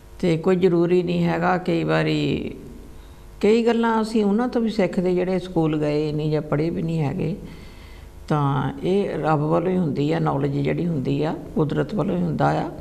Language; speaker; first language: Punjabi; native; Punjabi